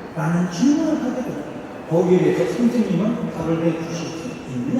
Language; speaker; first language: Korean; native; Korean